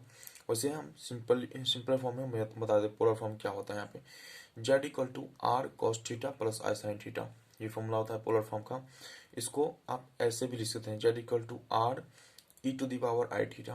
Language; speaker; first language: Hindi; native; Hindi